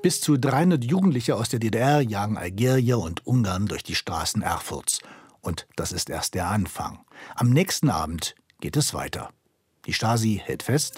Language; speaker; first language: German; native; German